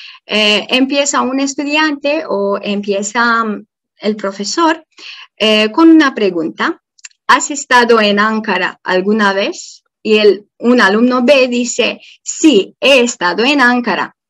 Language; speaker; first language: Spanish; non-native, fluent; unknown